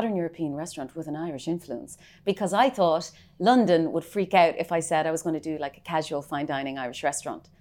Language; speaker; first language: English; native; English